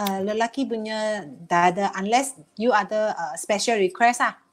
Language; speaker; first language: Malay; non-native, local second language; Chinese